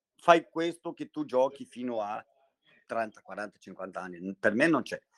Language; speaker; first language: Italian; non-native, fluent; Portuguese